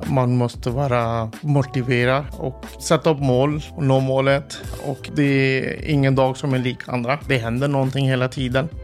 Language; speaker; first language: Swedish; non-native, fluent; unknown